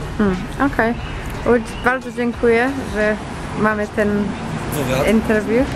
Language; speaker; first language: Polish; early bilingual, heritage; Polish